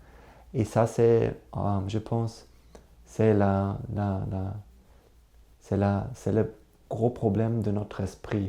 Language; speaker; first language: French; non-native, learner; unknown